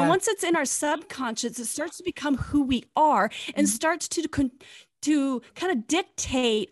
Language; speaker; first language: English; native; English